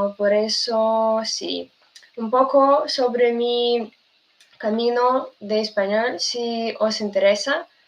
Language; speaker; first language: Spanish; non-native, fluent; Russian